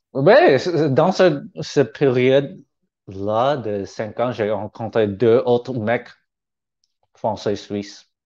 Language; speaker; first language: French; non-native, learner; Cantonese